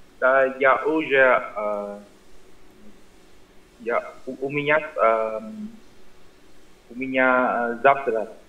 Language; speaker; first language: Russian; non-native, learner; Vietnamese